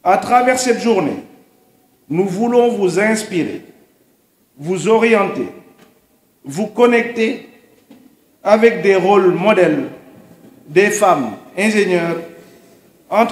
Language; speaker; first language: French; non-native, local second language; Wolof